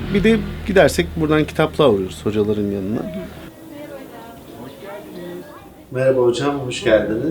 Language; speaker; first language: Turkish; native; Turkish